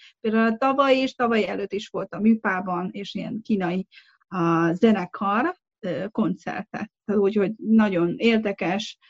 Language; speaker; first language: Hungarian; non-native, fluent; Chinese